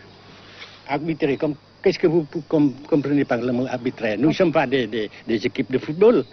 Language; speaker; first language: French; non-native, fluent; Vietnamese